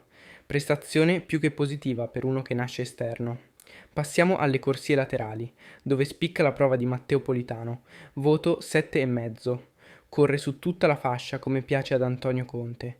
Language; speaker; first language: Italian; native; Italian